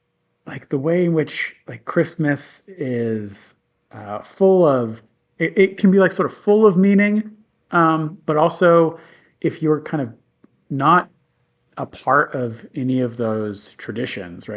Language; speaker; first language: English; native; English